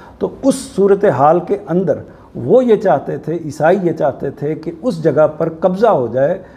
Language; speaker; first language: Urdu; non-native, local second language; Punjabi